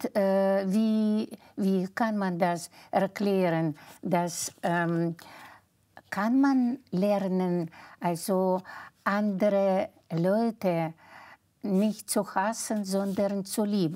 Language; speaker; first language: German; non-native, fluent; Russian